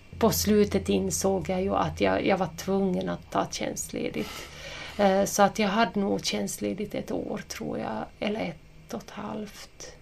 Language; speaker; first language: Swedish; native; Swedish